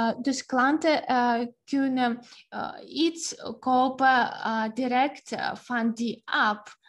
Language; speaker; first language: Dutch; non-native, fluent; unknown